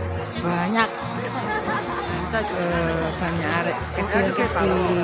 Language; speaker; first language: Indonesian; non-native, local second language; Javanese